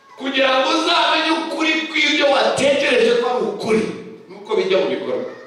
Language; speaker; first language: Kinyarwanda; early bilingual, heritage; Kinyarwanda